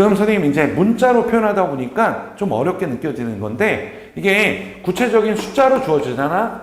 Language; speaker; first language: Korean; native; Korean